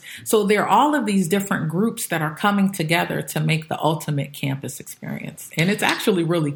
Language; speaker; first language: English; native; English